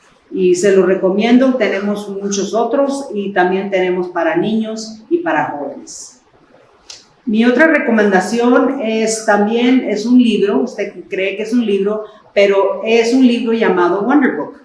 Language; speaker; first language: Spanish; early bilingual, other home language; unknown